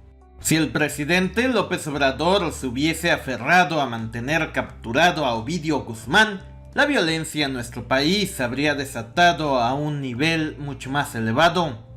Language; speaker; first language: Spanish; native; Spanish